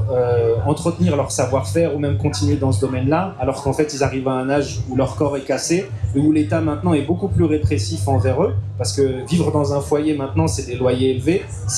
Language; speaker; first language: French; native; French